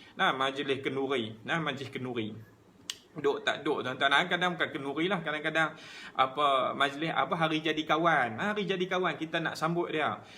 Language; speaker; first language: Malay; native; Malay